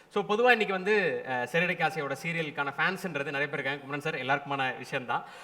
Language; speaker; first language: Tamil; native; Tamil